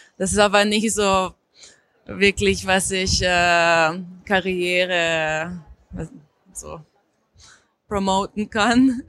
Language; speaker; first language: German; non-native, fluent; Slovenian